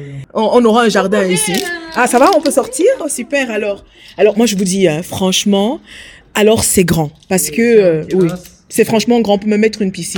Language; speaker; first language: French; native; French